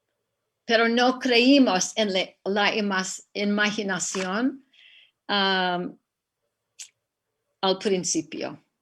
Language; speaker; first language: Spanish; non-native, fluent; English